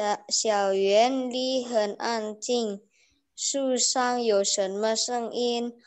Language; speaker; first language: Chinese; non-native, learner; Indonesian